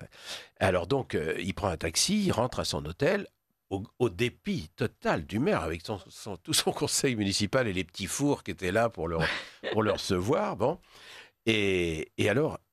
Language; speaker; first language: French; native; French